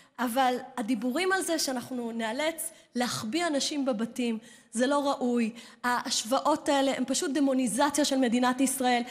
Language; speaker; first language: Hebrew; native; Hebrew